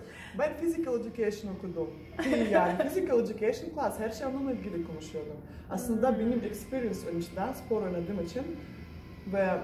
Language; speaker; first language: Turkish; non-native, fluent; Russian